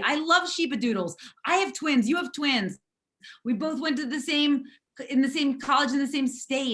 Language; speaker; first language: English; native; English